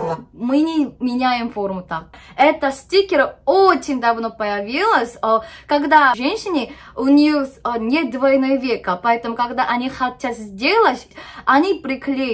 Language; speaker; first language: Russian; non-native, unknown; Korean